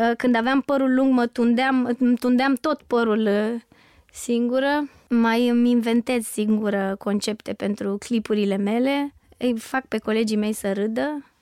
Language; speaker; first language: Romanian; native; Romanian